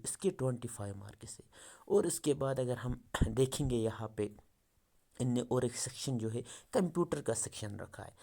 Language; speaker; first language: Urdu; non-native, local second language; Kashmiri